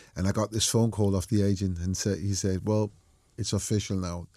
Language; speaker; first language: English; non-native, fluent; Danish